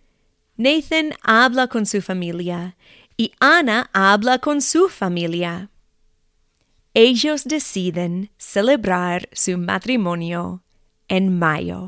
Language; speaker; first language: Spanish; non-native, fluent; English